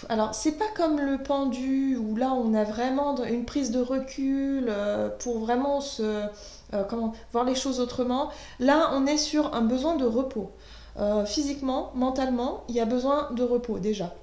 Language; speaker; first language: French; native; French